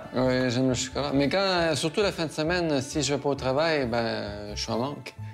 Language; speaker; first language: French; native; French